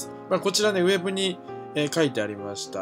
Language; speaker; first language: Japanese; native; Japanese